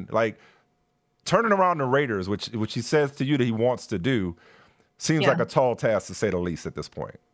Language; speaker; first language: English; native; English